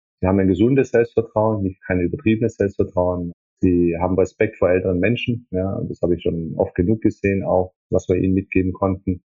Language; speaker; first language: German; early bilingual, other home language; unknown